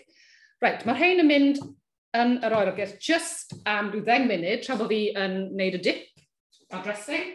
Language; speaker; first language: Welsh; native; Welsh